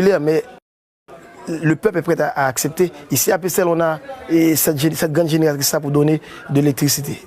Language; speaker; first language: French; non-native, local second language; Haitian Creole